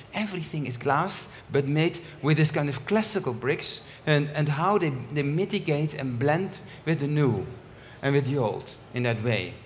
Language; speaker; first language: English; non-native, fluent; Dutch